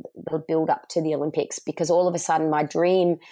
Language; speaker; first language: English; native; English